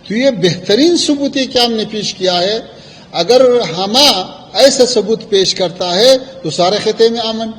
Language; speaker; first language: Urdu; non-native, fluent; Pashto